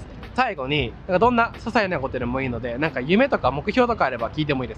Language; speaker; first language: Japanese; native; Japanese